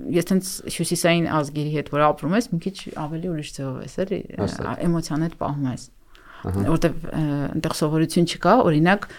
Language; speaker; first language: Armenian; native; Armenian